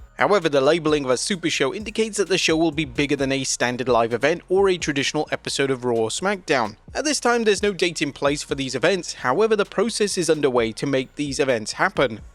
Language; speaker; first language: English; native; English